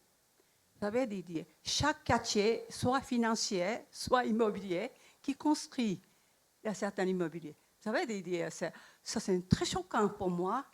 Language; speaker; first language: French; non-native, learner; Japanese